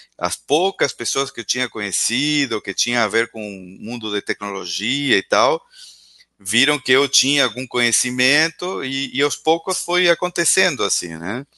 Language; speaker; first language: Portuguese; non-native, fluent; Spanish